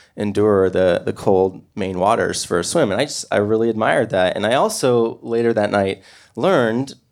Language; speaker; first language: English; native; English